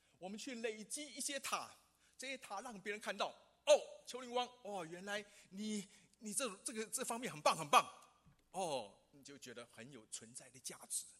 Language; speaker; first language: Chinese; non-native, local second language; Hakka Chinese